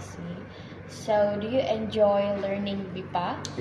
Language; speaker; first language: English; non-native, fluent; Indonesian